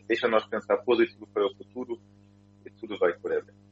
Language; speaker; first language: Portuguese; non-native, fluent; German